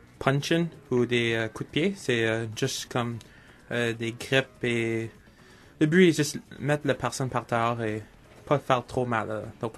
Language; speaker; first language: French; non-native, local second language; English